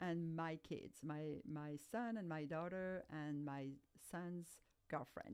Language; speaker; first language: English; non-native, fluent; French